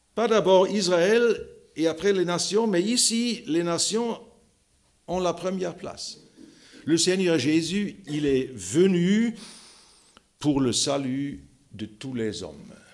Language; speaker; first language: French; non-native, fluent; German